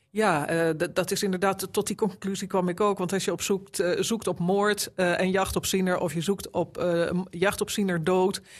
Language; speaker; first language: Dutch; native; Dutch